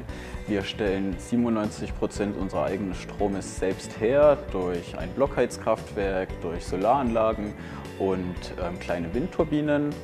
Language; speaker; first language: German; native; German